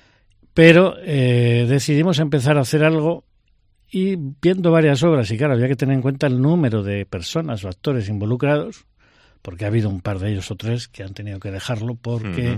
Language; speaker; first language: Spanish; native; Spanish